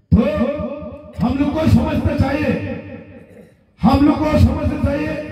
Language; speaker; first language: Hindi; non-native, local second language; Bangla